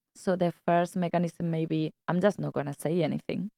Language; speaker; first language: English; non-native, fluent; Spanish